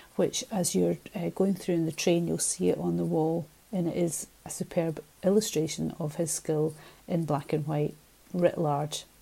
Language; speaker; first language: English; native; English